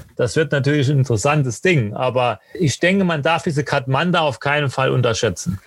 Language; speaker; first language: German; native; German